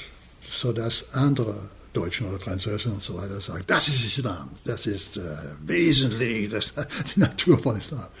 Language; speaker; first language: German; non-native, fluent; English